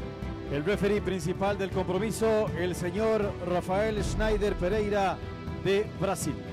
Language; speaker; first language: Spanish; native; Spanish